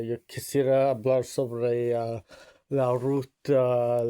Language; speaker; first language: Spanish; non-native, learner; English